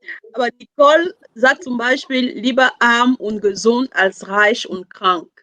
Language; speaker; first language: German; non-native, fluent; French